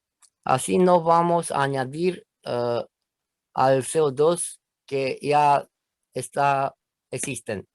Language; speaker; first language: Spanish; non-native, learner; Romanian